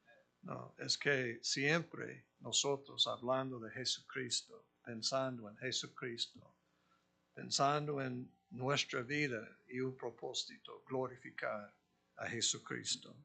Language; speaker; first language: Spanish; non-native, fluent; English